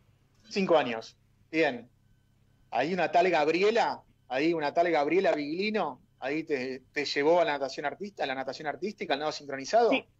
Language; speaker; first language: Spanish; native; Spanish